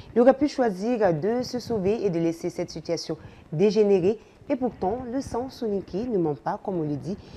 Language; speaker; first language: French; non-native, local second language; Bambara